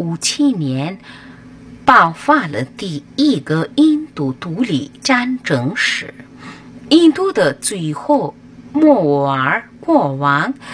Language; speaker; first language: Chinese; non-native, fluent; Hindi